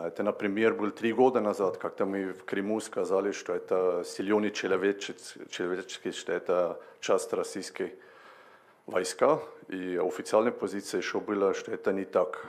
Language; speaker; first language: Russian; non-native, learner; Swedish